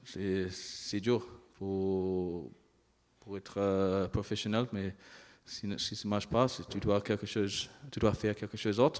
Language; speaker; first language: French; non-native, learner; English